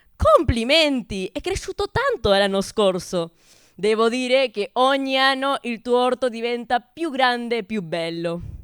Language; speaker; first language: Italian; non-native, fluent; Spanish